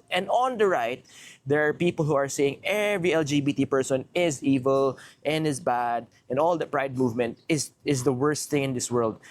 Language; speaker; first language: English; non-native, local second language; Filipino